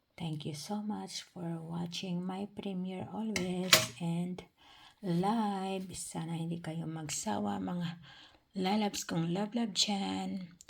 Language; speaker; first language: Filipino; native; Filipino